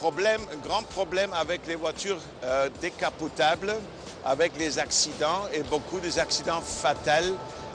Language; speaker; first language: French; non-native, fluent; German